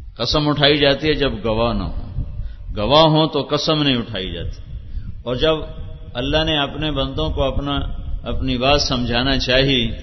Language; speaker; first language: Urdu; non-native, local second language; Punjabi